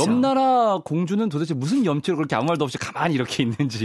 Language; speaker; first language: Korean; native; Korean